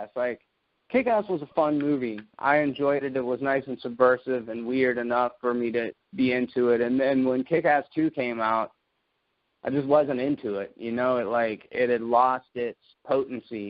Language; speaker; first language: English; native; English